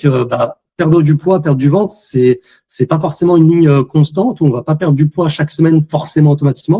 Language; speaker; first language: French; native; French